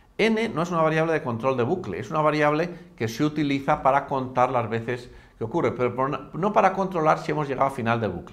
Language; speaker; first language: Spanish; native; Spanish